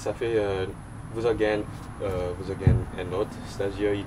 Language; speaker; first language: French; non-native, local second language; English